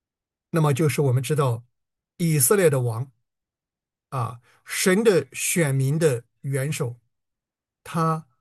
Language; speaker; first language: Chinese; native; Chinese